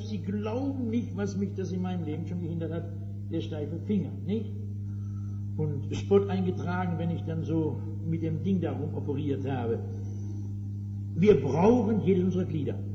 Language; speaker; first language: German; native; German